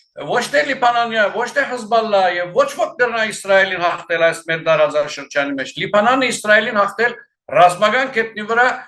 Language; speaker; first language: Armenian; early bilingual, heritage; Armenian